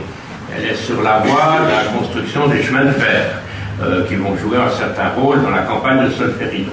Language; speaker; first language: French; native; French